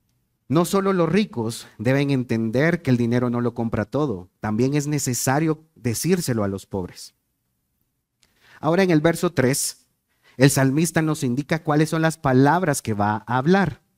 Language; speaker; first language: Spanish; native; Spanish